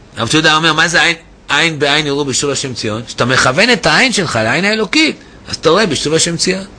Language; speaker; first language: Hebrew; native; Hebrew